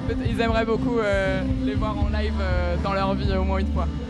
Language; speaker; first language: French; native; French